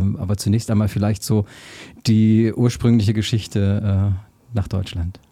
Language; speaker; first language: German; native; German